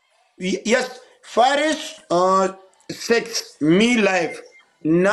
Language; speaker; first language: English; non-native, learner; Pashto